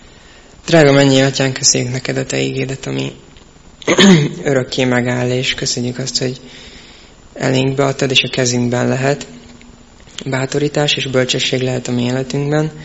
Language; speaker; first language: Hungarian; native; Hungarian